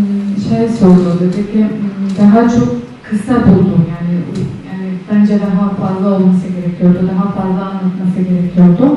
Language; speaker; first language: Turkish; non-native, fluent; Persian